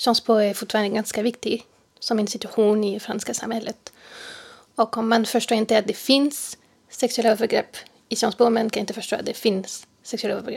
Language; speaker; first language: Swedish; non-native, fluent; French